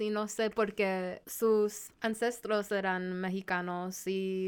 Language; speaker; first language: Spanish; early bilingual, heritage; Spanish